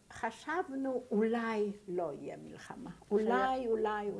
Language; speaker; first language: Hebrew; non-native, fluent; Yiddish